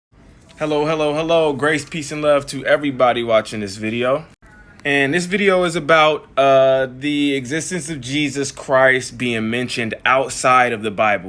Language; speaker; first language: English; native; English